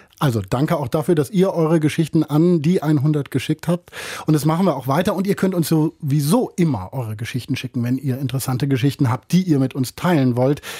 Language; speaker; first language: German; native; German